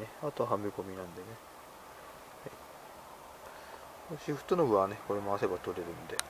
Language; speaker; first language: Japanese; native; Japanese